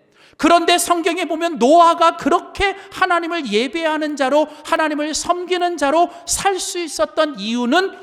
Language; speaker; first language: Korean; native; Korean